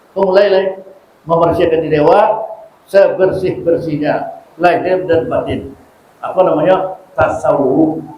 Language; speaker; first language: Malay; non-native, local second language; Minangkabau